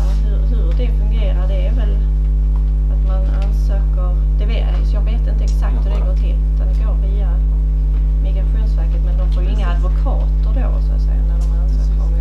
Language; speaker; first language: Swedish; native; Swedish